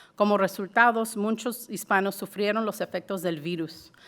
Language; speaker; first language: Spanish; early bilingual, heritage; Spanish